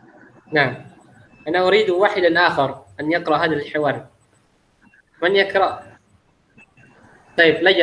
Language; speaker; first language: Arabic; non-native, fluent; Indonesian